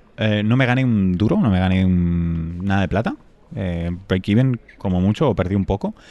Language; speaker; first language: Spanish; native; Spanish